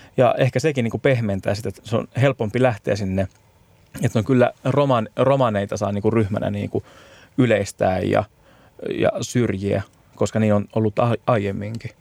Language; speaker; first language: Finnish; native; Finnish